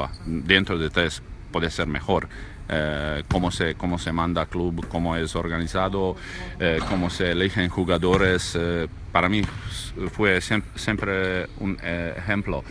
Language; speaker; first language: Spanish; non-native, learner; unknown